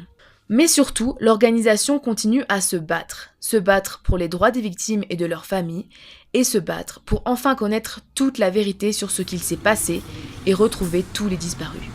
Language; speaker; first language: French; native; French